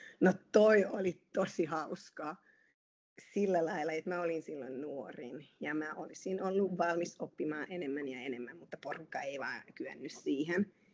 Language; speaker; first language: Finnish; non-native, fluent; Hungarian